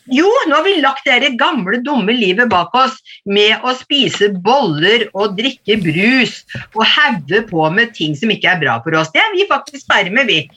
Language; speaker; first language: Norwegian; native; Norwegian